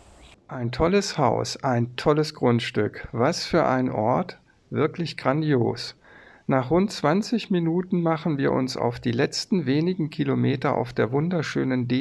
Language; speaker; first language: German; native; German